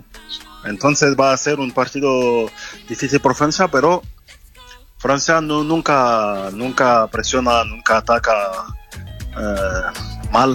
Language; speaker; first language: Spanish; non-native, fluent; French